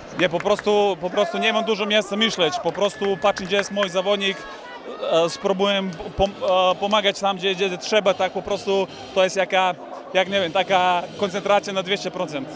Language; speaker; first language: Polish; non-native, fluent; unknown